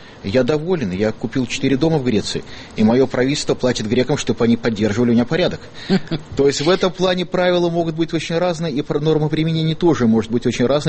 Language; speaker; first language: Russian; native; Russian